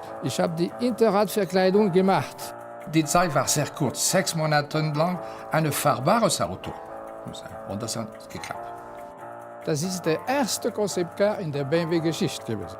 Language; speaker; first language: German; non-native, fluent; French